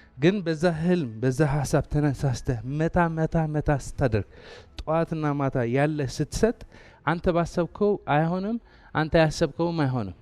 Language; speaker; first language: Amharic; non-native, local second language; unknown